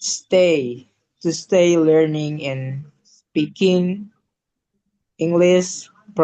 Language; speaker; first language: English; non-native, learner; Indonesian